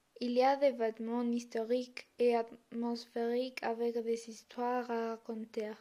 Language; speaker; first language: French; non-native, learner; Spanish